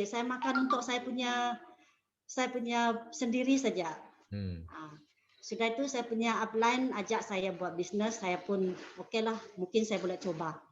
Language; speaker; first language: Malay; non-native, local second language; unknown